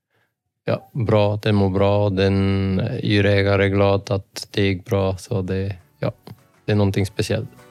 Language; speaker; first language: Swedish; non-native, fluent; Dutch